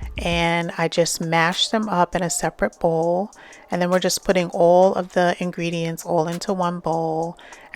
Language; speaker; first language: English; native; English